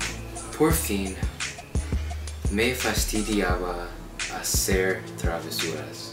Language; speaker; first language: Spanish; non-native, learner; English